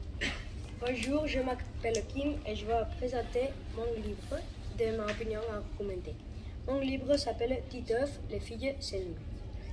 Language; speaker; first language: French; non-native, learner; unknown